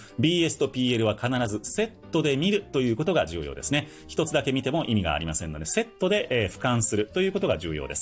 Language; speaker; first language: Japanese; native; Japanese